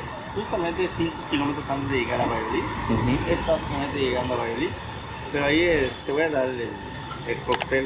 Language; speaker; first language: Spanish; native; Spanish